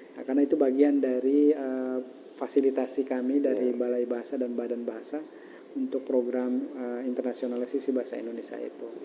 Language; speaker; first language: Indonesian; native; Indonesian